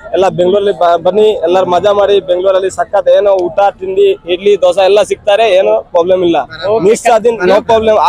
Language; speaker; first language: Kannada; non-native, fluent; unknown